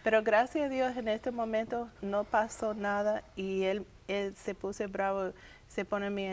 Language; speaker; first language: Spanish; early bilingual, heritage; English